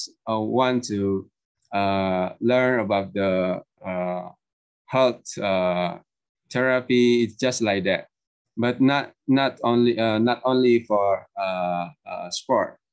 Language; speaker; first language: English; non-native, learner; Indonesian